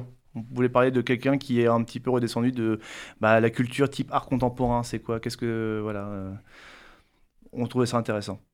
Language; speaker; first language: French; native; French